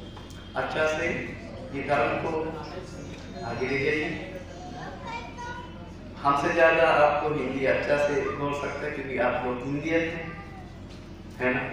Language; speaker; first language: Hindi; non-native, learner; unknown